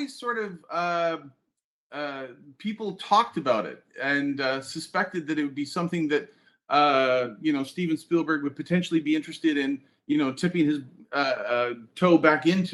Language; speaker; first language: English; native; English